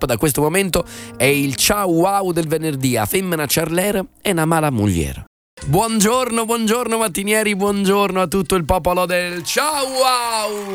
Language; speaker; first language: Italian; native; Italian